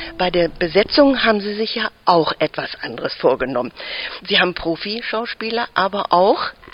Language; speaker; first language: German; native; German